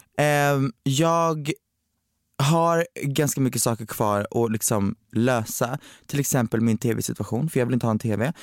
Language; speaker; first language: Swedish; native; Swedish